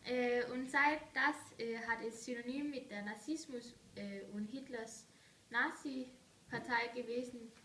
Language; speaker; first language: German; non-native, learner; Danish